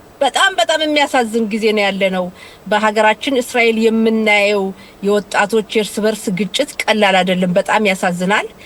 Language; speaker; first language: Amharic; native; Amharic